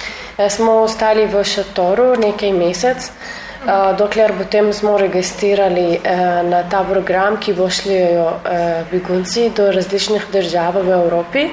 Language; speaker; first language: Slovenian; non-native, learner; Arabic